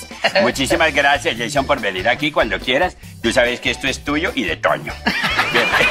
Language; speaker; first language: Spanish; native; Spanish